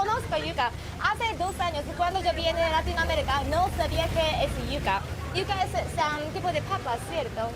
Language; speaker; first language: Spanish; non-native, learner; Japanese